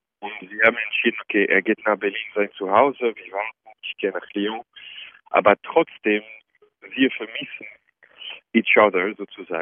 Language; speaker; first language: German; non-native, fluent; French